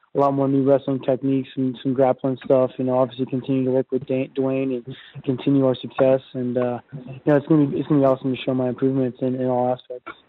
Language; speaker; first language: English; native; English